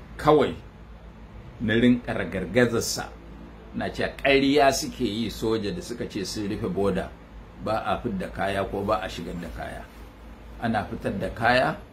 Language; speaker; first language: Hausa; non-native, local second language; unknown